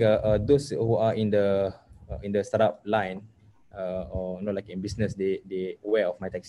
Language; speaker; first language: English; non-native, local second language; Malay